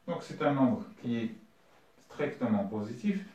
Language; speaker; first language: French; non-native, local second language; Arabic